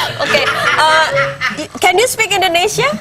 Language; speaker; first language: English; non-native, learner; Indonesian